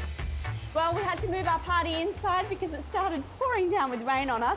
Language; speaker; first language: English; native; English